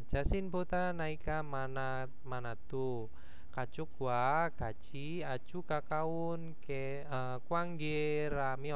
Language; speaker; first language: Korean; non-native, fluent; Indonesian